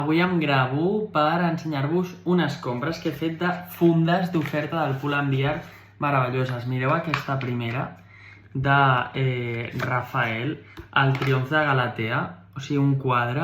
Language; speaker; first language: Catalan; native; Catalan